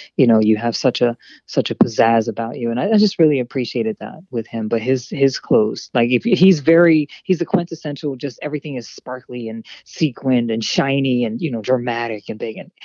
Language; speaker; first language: English; native; English